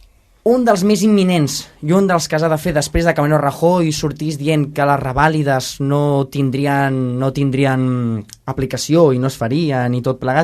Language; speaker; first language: Catalan; native; Catalan